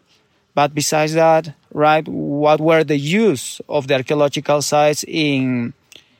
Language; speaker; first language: English; non-native, fluent; Spanish